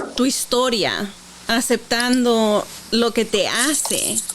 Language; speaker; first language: Spanish; early bilingual, heritage; Spanish